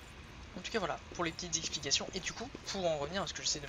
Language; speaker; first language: French; native; French